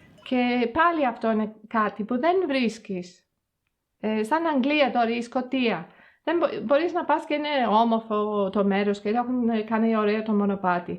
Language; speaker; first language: Greek; non-native, fluent; English